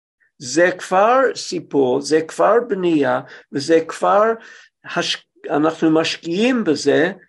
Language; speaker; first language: Hebrew; non-native, fluent; English